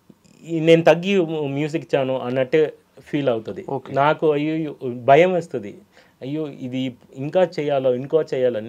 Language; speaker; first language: Telugu; non-native, fluent; Tamil